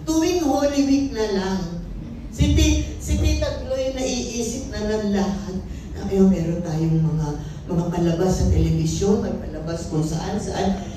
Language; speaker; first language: Filipino; native; Filipino